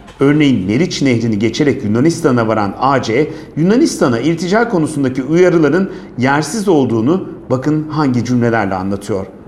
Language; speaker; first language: Turkish; native; Turkish